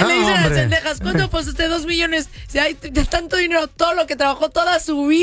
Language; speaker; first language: Spanish; native; Spanish